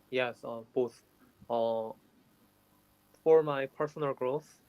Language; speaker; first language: English; non-native, learner; Korean